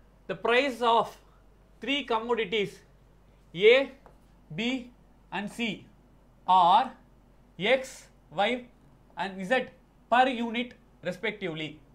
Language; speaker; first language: English; non-native, local second language; Tamil